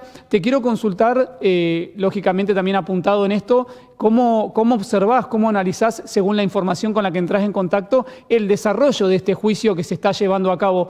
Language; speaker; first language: Spanish; native; Spanish